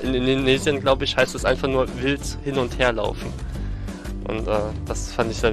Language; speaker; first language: German; early bilingual, heritage; German